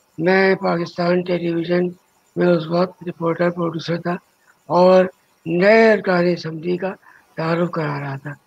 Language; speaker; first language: Urdu; native; Urdu